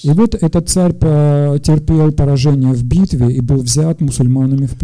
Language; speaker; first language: Russian; native; Russian